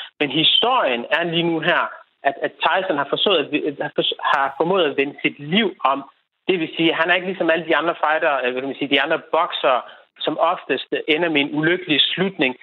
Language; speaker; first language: Danish; native; Danish